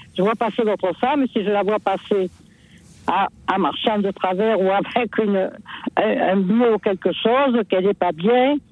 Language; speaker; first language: French; native; French